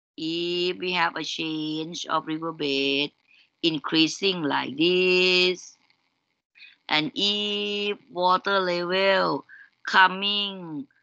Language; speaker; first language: English; non-native, fluent; Thai